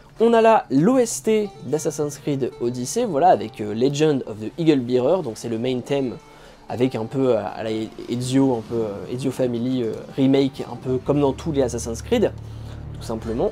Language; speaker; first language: French; native; French